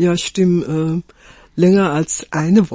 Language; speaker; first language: German; non-native, fluent; Chinese